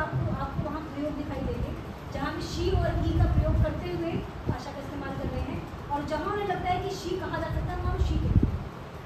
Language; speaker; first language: Hindi; native; Hindi